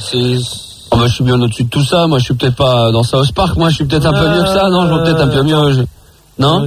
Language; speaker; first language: French; native; French